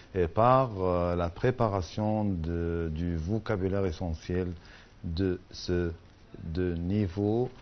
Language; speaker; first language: French; non-native, fluent; Arabic